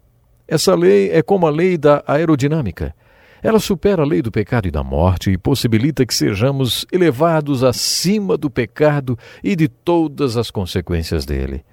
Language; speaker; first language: Portuguese; native; Portuguese